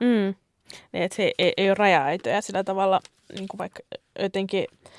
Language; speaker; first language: Finnish; native; Finnish